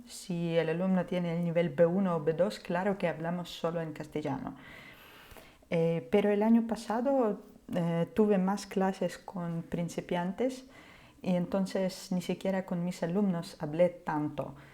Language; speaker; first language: Spanish; non-native, fluent; Ukrainian